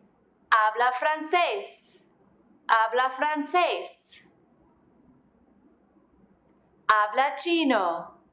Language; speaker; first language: Spanish; non-native, fluent; English